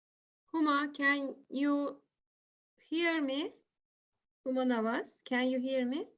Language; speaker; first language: English; non-native, learner; Turkish